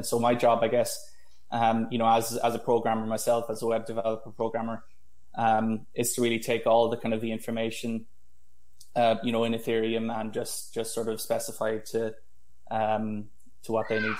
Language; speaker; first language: English; native; English